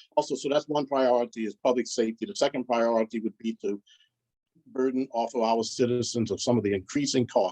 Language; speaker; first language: English; native; English